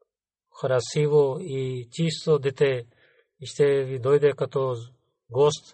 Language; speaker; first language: Bulgarian; non-native, learner; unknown